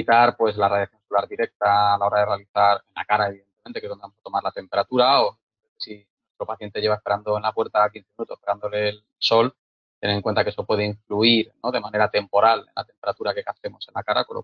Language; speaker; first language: Spanish; native; Spanish